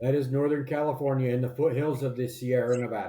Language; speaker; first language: English; native; English